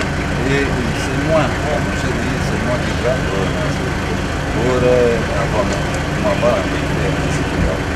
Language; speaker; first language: French; non-native, learner; Spanish